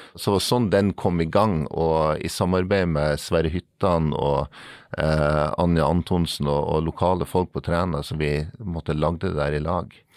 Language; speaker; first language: Norwegian; native; Norwegian